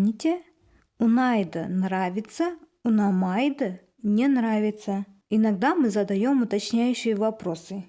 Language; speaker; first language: Russian; non-native, local second language; Kazakh